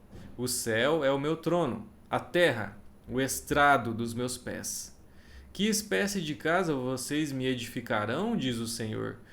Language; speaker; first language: Portuguese; native; Portuguese